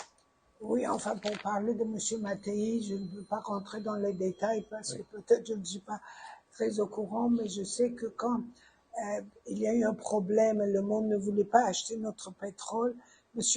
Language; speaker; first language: French; non-native, fluent; Persian